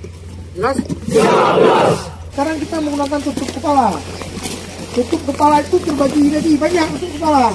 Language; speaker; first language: Indonesian; native; Indonesian